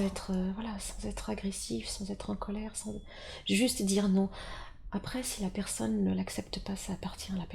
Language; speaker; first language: French; native; French